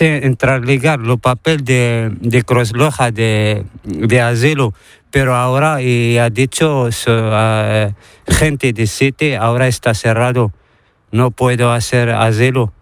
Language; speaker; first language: Spanish; non-native, learner; Arabic